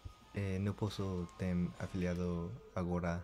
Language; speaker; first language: Portuguese; non-native, learner; English